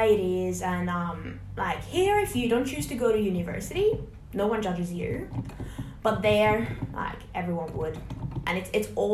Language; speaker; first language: English; non-native, fluent; Hungarian